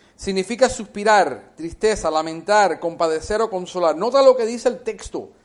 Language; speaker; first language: Spanish; early bilingual, heritage; Spanish